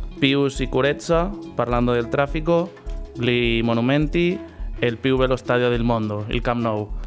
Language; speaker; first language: Italian; non-native, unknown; Catalan